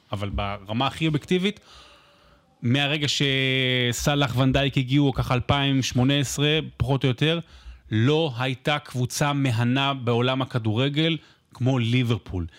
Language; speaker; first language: Hebrew; native; Hebrew